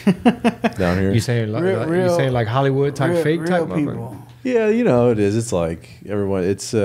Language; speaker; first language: English; native; English